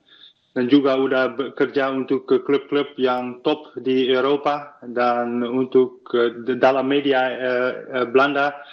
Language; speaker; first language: Indonesian; early bilingual, heritage; Dutch